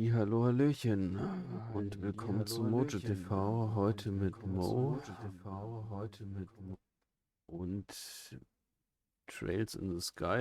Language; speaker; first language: German; native; German